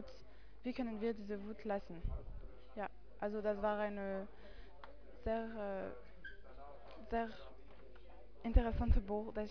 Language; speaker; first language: German; non-native, learner; French